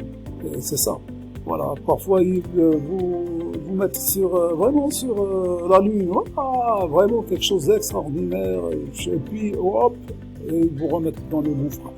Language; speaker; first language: French; non-native, local second language; Arabic